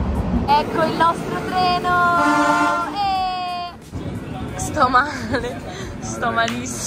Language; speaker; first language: Italian; native; Italian